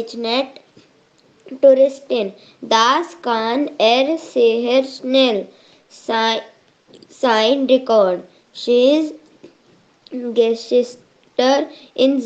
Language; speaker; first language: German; non-native, learner; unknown